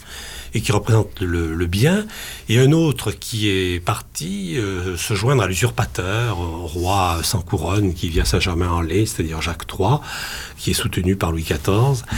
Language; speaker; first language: French; native; French